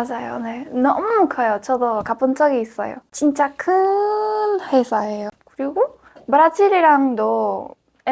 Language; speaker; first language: Korean; non-native, fluent; Spanish